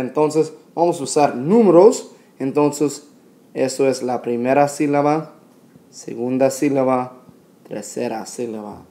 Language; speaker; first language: Spanish; non-native, fluent; English